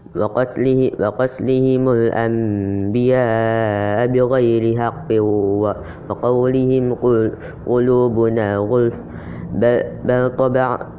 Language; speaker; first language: Arabic; non-native, learner; Indonesian